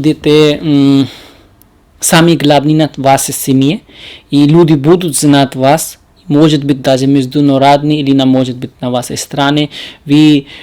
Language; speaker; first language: Russian; non-native, learner; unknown